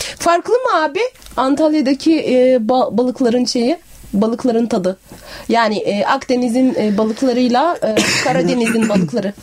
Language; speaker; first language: Turkish; non-native, fluent; Arabic